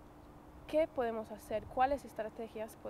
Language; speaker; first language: Spanish; non-native, fluent; English